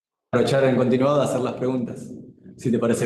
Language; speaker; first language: Spanish; native; Spanish